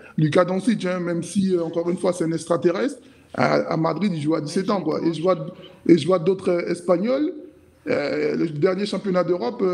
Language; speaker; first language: French; native; French